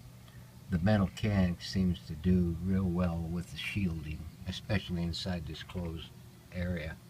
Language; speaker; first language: English; native; English